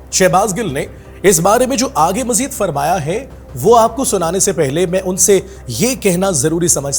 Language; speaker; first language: Urdu; native; Urdu